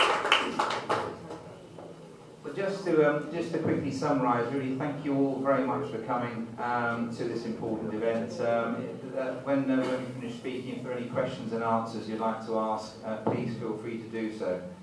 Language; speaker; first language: English; native; English